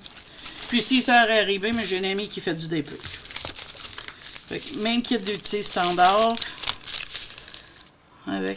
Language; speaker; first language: French; native; French